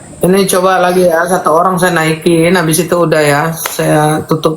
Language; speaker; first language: Indonesian; native; Indonesian